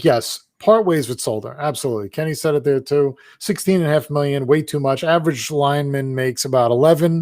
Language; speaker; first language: English; native; English